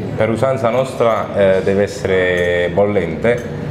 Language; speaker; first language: Italian; non-native, local second language; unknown